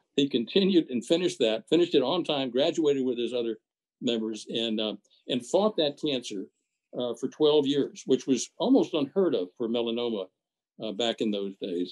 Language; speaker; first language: English; native; English